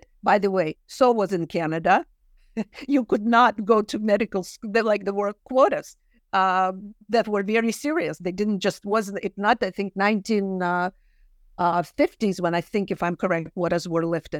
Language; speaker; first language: English; non-native, fluent; Russian